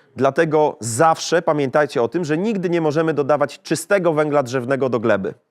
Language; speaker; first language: Polish; native; Polish